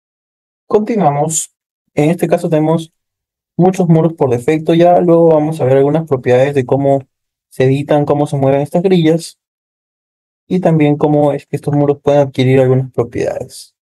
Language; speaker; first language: Spanish; native; Spanish